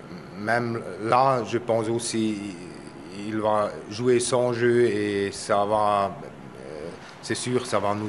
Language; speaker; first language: French; non-native, local second language; German